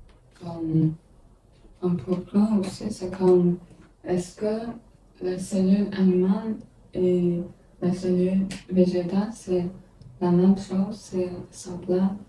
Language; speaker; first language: French; non-native, learner; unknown